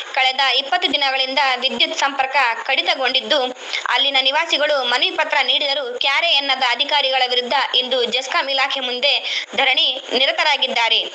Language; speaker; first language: Kannada; native; Kannada